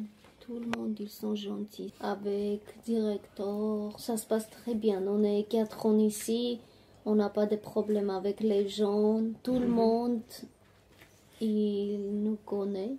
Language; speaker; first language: French; non-native, learner; Armenian